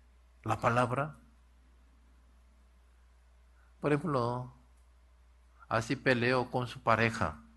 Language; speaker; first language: Spanish; non-native, learner; Korean